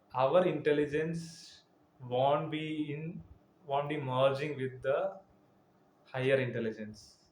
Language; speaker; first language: English; non-native, local second language; Malayalam